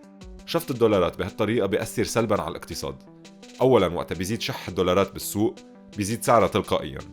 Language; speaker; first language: Arabic; native; Arabic